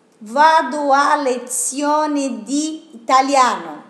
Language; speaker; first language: Italian; non-native, fluent; Portuguese